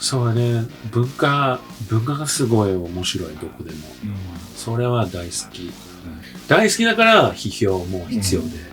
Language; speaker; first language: Japanese; early bilingual, heritage; English